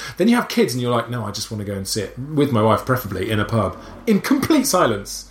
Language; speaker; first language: English; native; English